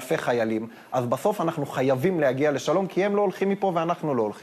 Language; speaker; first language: Hebrew; native; Hebrew